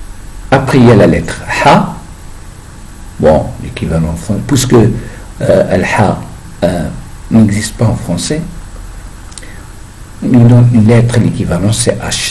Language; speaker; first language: French; non-native, fluent; Arabic